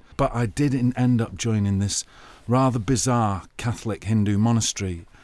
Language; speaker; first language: English; native; English